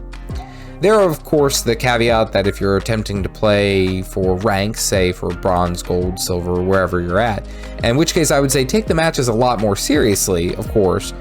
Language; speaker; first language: English; native; English